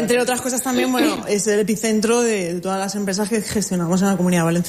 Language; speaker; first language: Spanish; native; Spanish